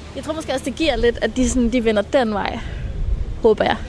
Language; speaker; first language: Danish; native; Danish